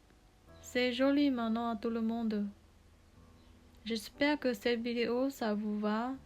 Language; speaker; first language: French; non-native, learner; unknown